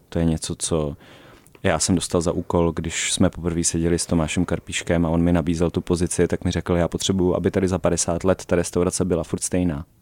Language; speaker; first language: Czech; native; Czech